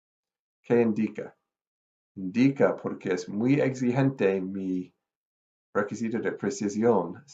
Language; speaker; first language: Spanish; non-native, fluent; English